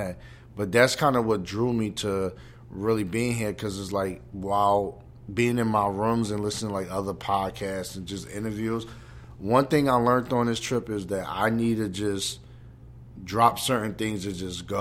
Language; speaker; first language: English; native; English